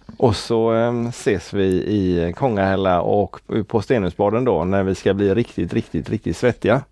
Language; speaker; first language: Swedish; native; Swedish